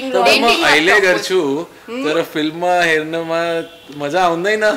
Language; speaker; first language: Nepali; non-native, learner; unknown